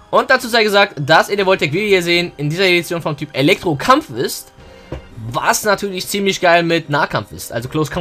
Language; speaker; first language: German; native; German